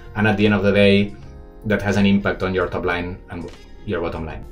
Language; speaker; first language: English; non-native, fluent; Spanish